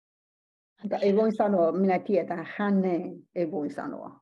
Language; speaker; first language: Finnish; non-native, learner; Chinese